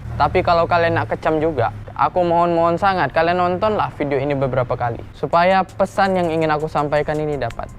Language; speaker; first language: Indonesian; native; Indonesian